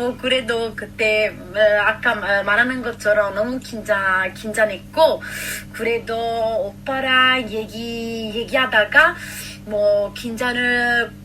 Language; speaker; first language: Korean; non-native, fluent; Italian